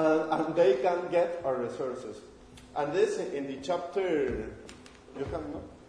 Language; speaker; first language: English; non-native, learner; Spanish